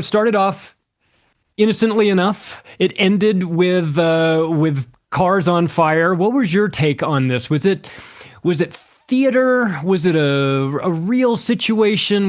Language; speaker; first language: English; native; English